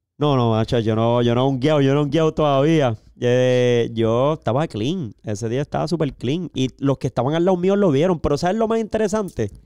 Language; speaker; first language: Spanish; native; Spanish